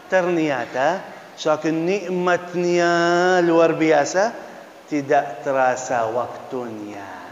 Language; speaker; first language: Indonesian; non-native, fluent; Arabic